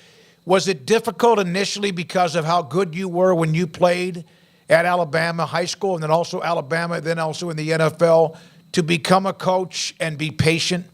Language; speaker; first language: English; native; English